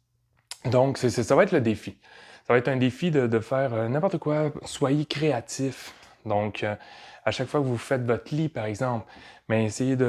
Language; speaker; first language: French; native; French